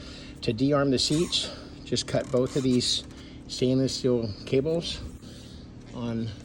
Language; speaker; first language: English; native; English